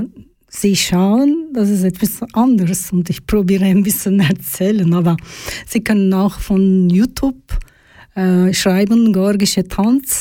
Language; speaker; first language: German; non-native, learner; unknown